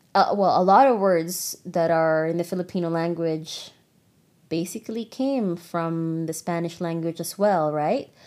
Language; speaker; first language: English; non-native, local second language; Filipino